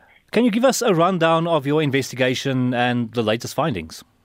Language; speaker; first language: English; non-native, local second language; Afrikaans